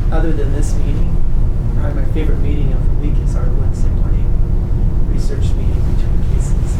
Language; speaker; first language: English; native; English